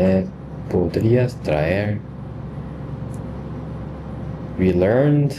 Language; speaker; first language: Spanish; non-native, learner; English